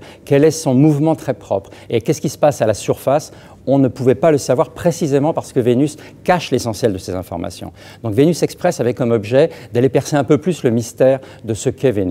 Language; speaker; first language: French; native; French